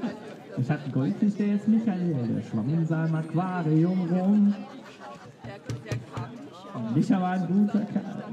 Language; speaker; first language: German; native; German